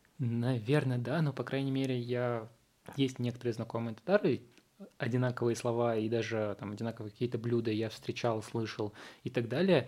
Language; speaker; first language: Russian; early bilingual, other home language; Uzbek